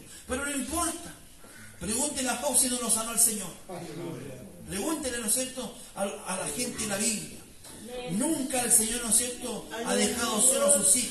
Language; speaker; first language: Spanish; native; Spanish